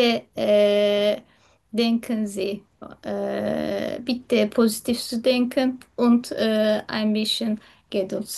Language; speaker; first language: German; non-native, learner; Turkish